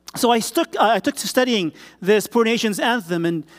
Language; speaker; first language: English; non-native, local second language; Filipino